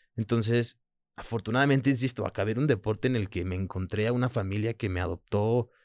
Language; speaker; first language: Spanish; early bilingual, other home language; French